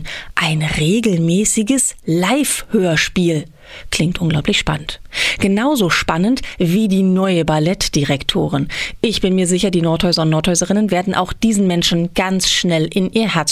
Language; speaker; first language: German; native; German